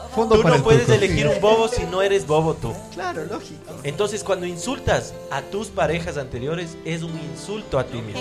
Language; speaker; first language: Spanish; native; Spanish